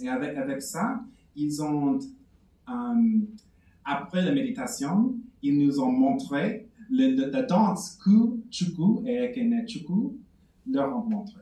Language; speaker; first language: French; non-native, fluent; English